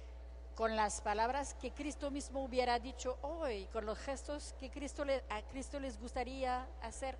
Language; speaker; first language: Spanish; non-native, fluent; French